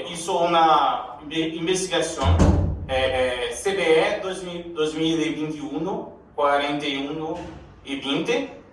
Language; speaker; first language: Spanish; non-native, learner; Portuguese